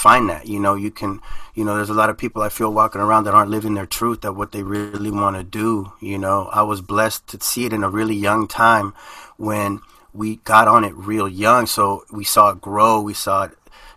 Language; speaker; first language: English; early bilingual, other home language; Spanish